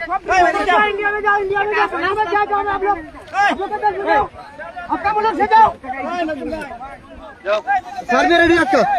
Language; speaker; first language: Hindi; non-native, learner; Bangla